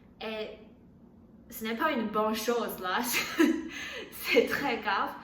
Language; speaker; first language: French; non-native, learner; Chinese